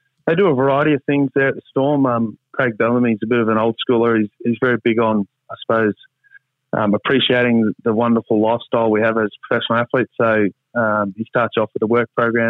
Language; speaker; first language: English; native; English